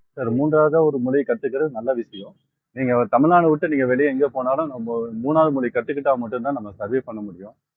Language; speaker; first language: Tamil; native; Tamil